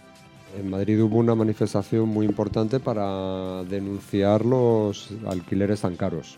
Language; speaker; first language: Spanish; native; Spanish